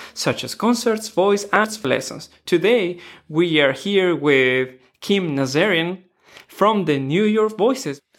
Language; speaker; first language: English; non-native, fluent; Spanish